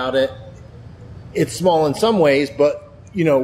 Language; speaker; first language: English; native; English